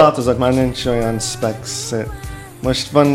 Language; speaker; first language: Hungarian; early bilingual, heritage; English